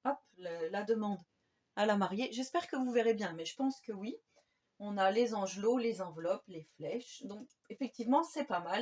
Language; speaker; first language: French; native; French